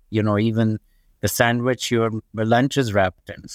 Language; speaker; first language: English; non-native, local second language; Urdu